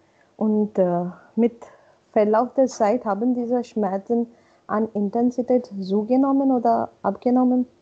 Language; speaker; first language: German; non-native, learner; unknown